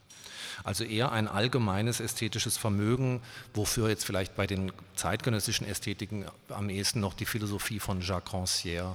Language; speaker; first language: German; native; German